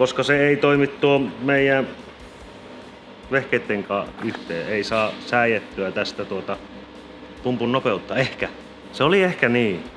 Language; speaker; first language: Finnish; native; Finnish